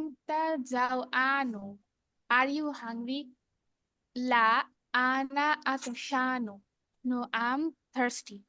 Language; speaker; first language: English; non-native, learner; Bangla